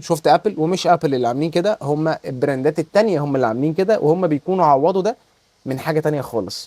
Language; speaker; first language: Arabic; native; Arabic